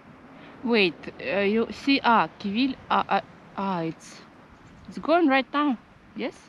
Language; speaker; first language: English; non-native, learner; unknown